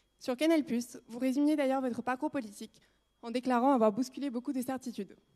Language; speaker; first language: French; native; French